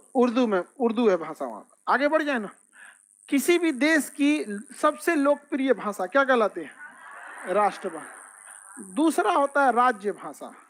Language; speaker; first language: Hindi; native; Hindi